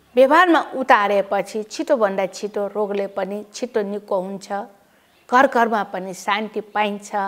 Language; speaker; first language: Nepali; non-native, local second language; Newari